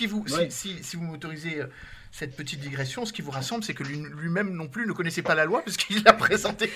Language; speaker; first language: French; native; French